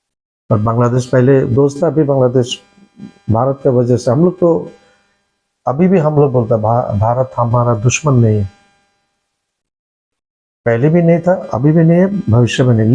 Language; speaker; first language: Hindi; non-native, learner; Bangla